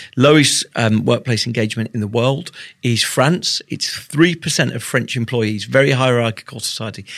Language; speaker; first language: English; native; English